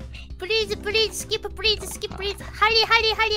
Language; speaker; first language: English; non-native, learner; Japanese